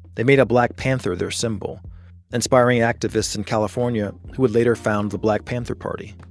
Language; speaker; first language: English; native; English